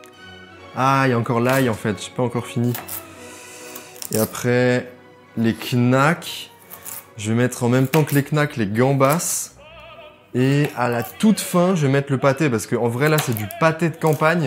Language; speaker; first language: French; native; French